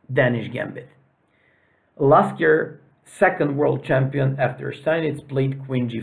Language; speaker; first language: English; non-native, fluent; Serbian